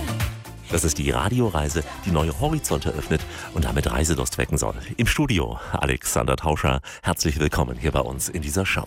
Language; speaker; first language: German; native; German